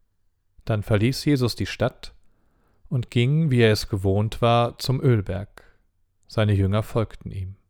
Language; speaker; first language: German; native; German